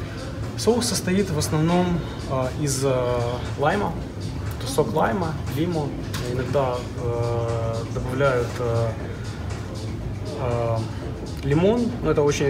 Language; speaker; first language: Russian; native; Russian